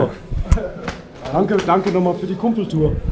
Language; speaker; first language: German; native; German